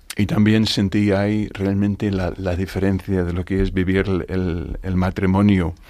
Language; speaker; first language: Spanish; non-native, fluent; English